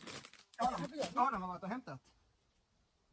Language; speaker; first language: Swedish; native; Swedish